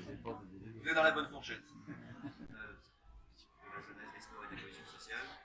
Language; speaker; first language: French; native; French